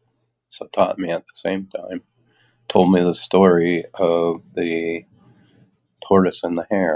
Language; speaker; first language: English; native; English